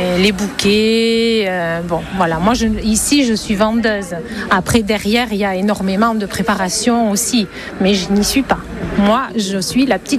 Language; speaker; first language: French; native; French